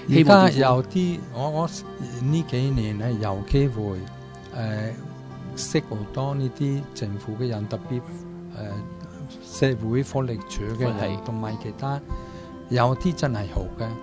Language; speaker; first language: Cantonese; non-native, fluent; Italian